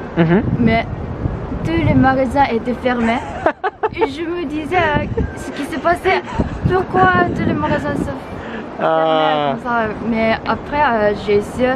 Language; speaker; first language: French; non-native, fluent; Japanese